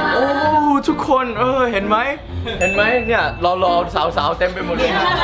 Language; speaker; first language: Thai; early bilingual, other home language; Korean